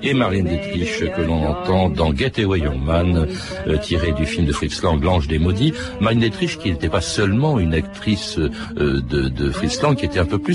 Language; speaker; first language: French; native; French